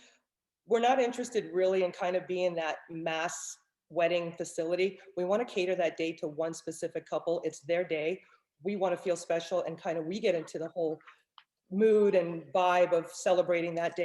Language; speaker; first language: English; native; English